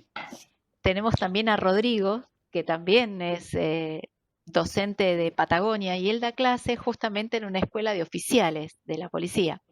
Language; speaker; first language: Spanish; native; Spanish